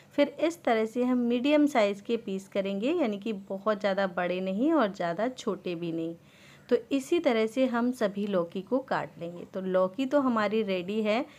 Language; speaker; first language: Hindi; native; Hindi